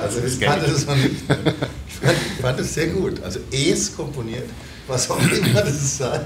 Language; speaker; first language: German; native; German